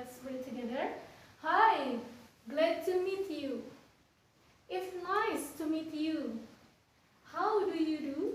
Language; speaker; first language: English; non-native, fluent; Indonesian